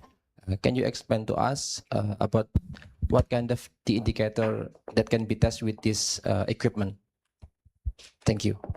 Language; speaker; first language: English; non-native, learner; Indonesian